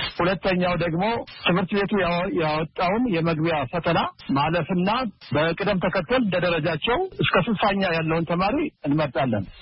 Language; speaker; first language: Amharic; native; Amharic